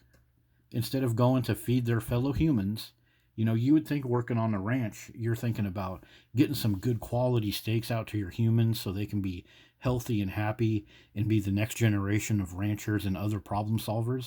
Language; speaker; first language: English; native; English